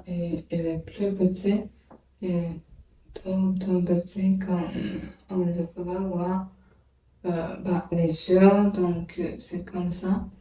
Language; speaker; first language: French; non-native, learner; Chinese